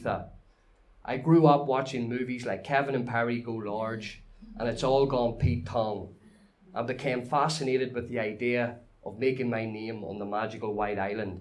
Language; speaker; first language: English; native; English